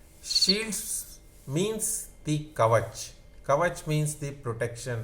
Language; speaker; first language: English; non-native, local second language; Hindi